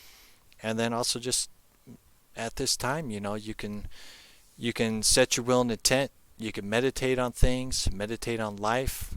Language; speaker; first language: English; native; English